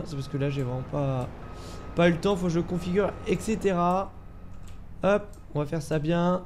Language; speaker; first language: French; native; French